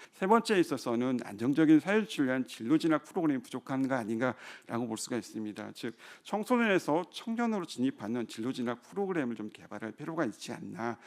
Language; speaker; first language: Korean; native; Korean